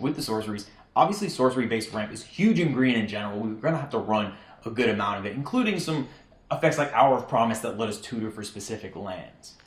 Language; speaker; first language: English; native; English